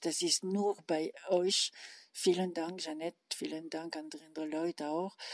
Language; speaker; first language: German; non-native, learner; French